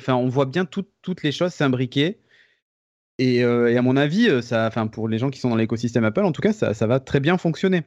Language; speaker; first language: French; native; French